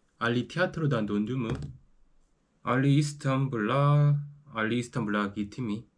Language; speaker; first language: Turkish; non-native, learner; Korean